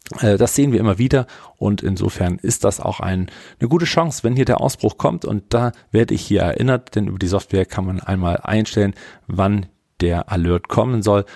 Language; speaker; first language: German; native; German